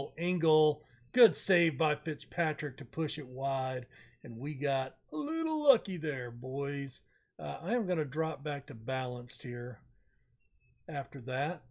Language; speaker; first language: English; native; English